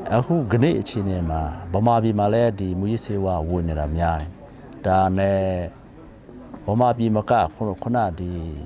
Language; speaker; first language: Burmese; non-native, local second language; Shwe Palaung